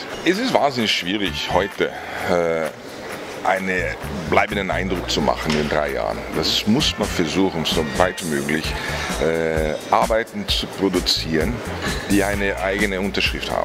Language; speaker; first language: German; non-native, fluent; Portuguese